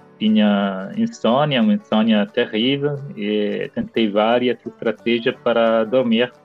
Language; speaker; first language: Portuguese; non-native, fluent; Italian